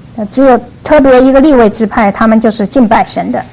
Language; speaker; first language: Chinese; native; Chinese